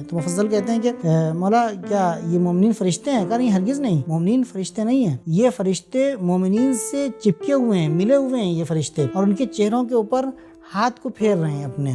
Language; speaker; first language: Urdu; native; Urdu